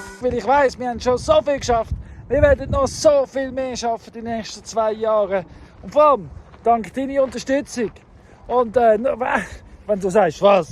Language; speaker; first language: German; non-native, fluent; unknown